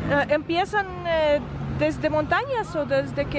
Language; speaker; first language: Spanish; non-native, fluent; Russian